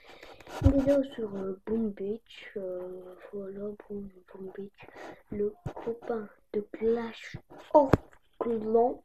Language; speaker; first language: French; native; French